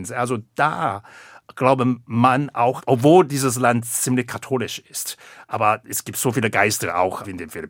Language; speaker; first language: German; non-native, fluent; Chinese